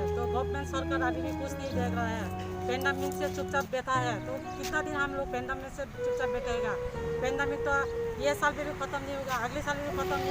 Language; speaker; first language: Hindi; non-native, local second language; Kok Borok